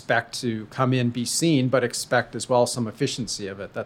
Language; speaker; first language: English; native; English